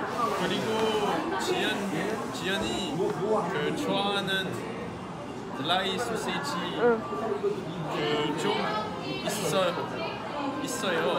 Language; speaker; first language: Korean; non-native, learner; French